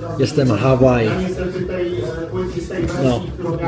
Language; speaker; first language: Polish; non-native, learner; Italian